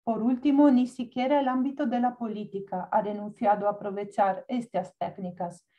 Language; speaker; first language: Spanish; non-native, learner; Italian